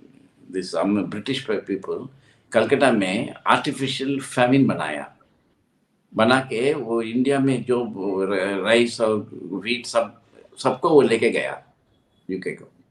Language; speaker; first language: Hindi; non-native, local second language; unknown